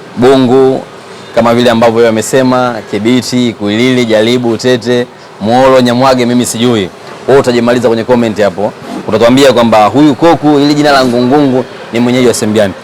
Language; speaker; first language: Swahili; native; Swahili